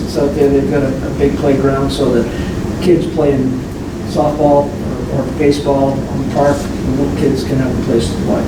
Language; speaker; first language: English; native; English